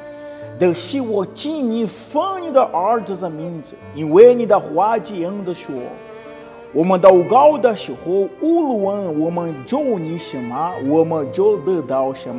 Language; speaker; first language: Chinese; non-native, fluent; Portuguese